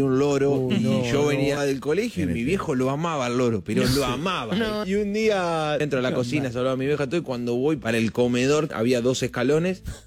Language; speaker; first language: Spanish; native; Spanish